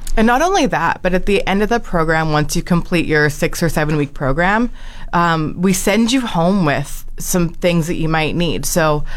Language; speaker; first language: English; native; English